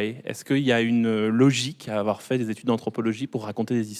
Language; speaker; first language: French; native; French